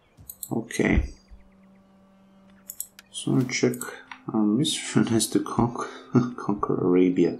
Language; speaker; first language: English; non-native, fluent; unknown